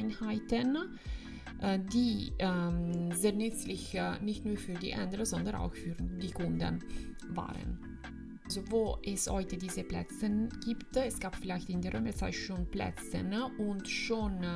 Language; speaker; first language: German; non-native, fluent; Italian